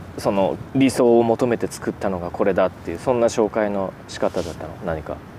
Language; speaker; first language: Japanese; native; Japanese